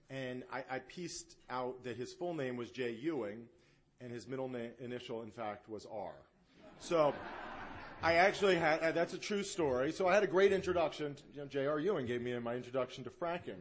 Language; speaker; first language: English; native; English